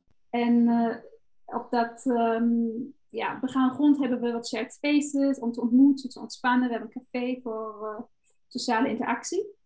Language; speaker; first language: Dutch; non-native, fluent; German